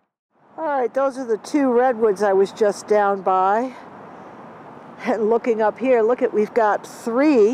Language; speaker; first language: English; native; English